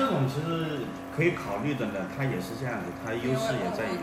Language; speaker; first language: Chinese; native; Chinese